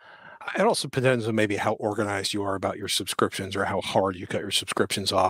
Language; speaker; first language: English; native; English